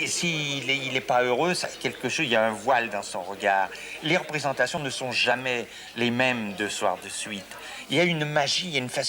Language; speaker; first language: French; native; French